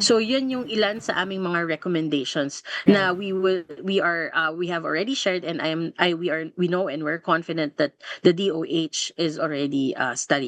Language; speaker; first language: Filipino; native; Filipino